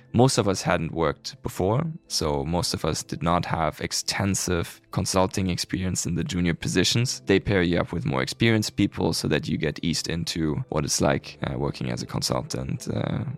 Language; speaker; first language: English; non-native, fluent; German